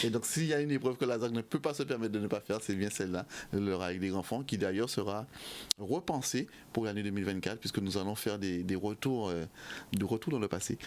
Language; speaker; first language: French; native; French